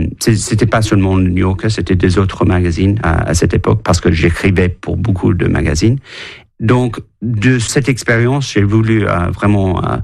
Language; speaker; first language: French; non-native, fluent; English